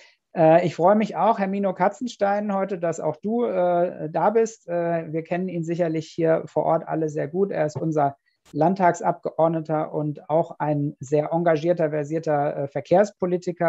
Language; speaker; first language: German; native; German